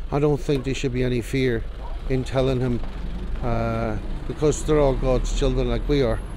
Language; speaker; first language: English; native; English